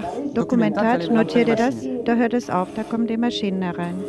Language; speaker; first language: German; native; German